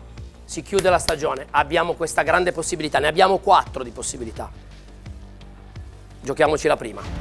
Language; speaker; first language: Italian; native; Italian